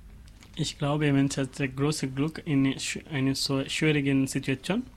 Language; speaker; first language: German; non-native, learner; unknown